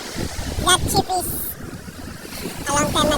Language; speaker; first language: English; non-native, local second language; Filipino